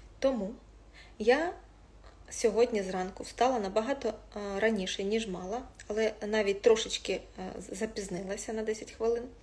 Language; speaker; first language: Ukrainian; non-native, local second language; Russian